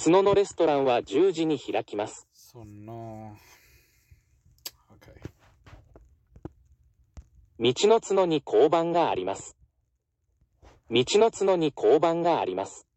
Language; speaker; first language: Japanese; non-native, learner; English